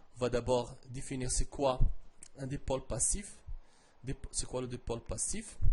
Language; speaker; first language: French; non-native, local second language; Arabic